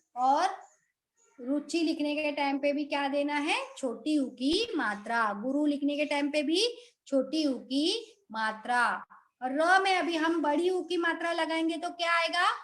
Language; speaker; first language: Hindi; non-native, local second language; Marathi